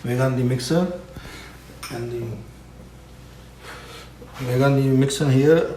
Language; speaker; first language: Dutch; non-native, learner; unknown